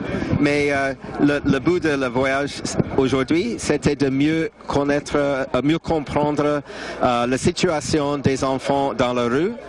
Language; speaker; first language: French; non-native, fluent; English